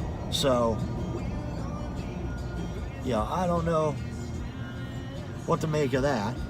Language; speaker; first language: English; native; English